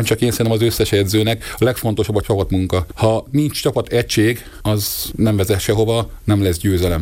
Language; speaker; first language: Hungarian; native; Hungarian